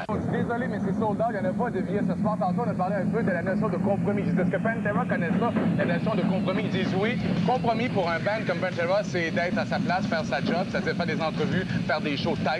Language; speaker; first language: French; native; French